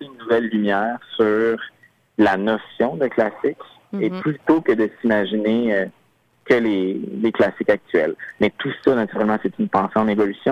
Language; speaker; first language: French; native; French